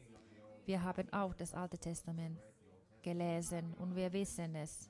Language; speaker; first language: German; non-native, fluent; Finnish